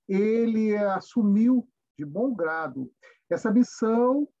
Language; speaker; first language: Portuguese; native; Portuguese